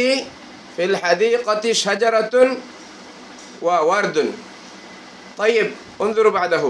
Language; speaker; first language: Arabic; non-native, fluent; Bangla